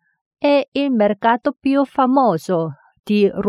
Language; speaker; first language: Italian; non-native, fluent; Korean